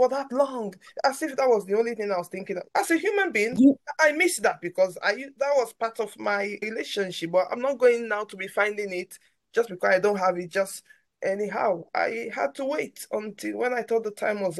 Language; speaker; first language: English; non-native, local second language; Krio